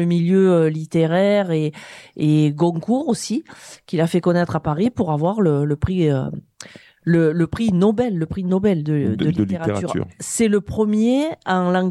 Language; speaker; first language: French; native; French